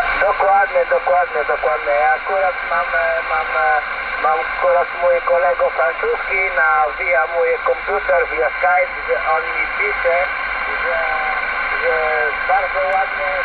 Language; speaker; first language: Polish; non-native, learner; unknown